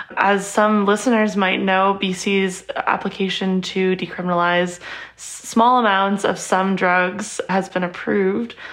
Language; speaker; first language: English; native; English